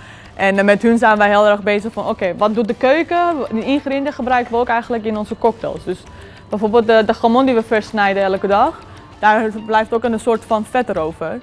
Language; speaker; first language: Dutch; early bilingual, other home language; Persian